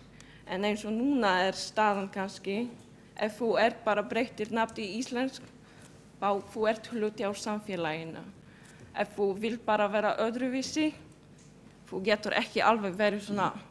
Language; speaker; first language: Icelandic; non-native, fluent; Polish